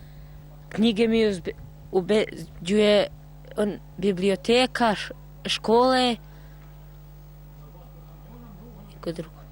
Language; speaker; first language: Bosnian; non-native, local second language; Albanian